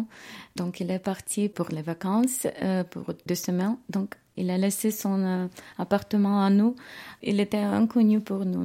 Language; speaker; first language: French; non-native, learner; Ukrainian